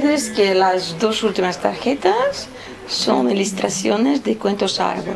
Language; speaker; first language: Spanish; non-native, fluent; Russian